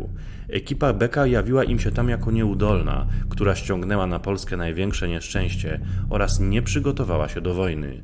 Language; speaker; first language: Polish; native; Polish